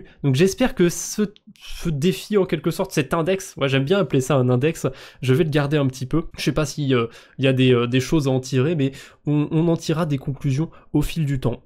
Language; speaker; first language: French; native; French